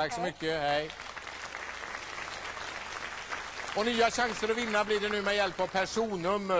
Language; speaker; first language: Swedish; native; Swedish